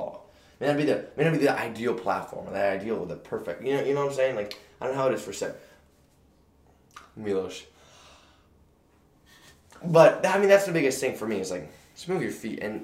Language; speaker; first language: English; native; English